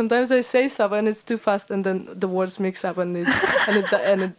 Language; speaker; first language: English; non-native, fluent; Uzbek